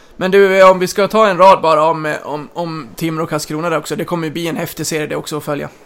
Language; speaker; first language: Swedish; native; Swedish